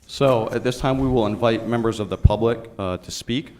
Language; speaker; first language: English; native; English